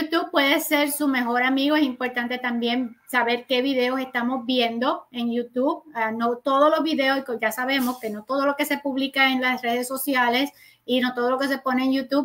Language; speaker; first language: Spanish; native; Spanish